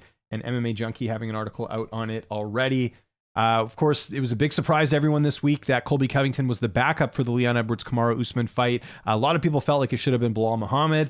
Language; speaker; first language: English; native; English